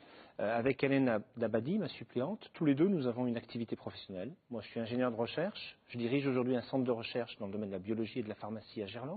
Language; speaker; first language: French; native; French